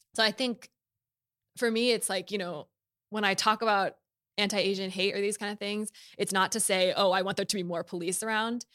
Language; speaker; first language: English; native; English